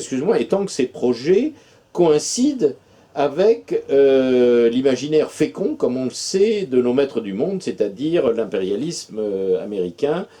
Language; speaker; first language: French; native; French